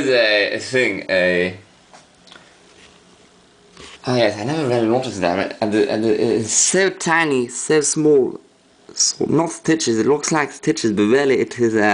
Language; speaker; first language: English; non-native, fluent; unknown